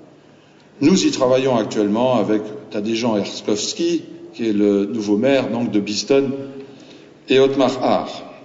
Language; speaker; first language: French; native; French